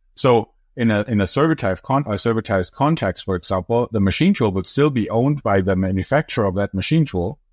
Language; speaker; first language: English; non-native, fluent; German